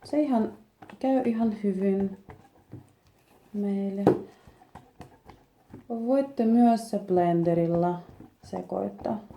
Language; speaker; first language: Finnish; non-native, learner; Russian